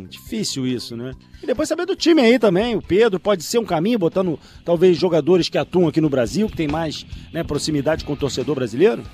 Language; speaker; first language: Portuguese; native; Portuguese